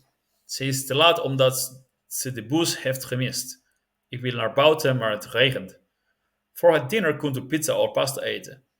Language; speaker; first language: Dutch; non-native, learner; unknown